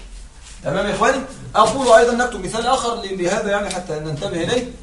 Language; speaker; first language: Arabic; native; Arabic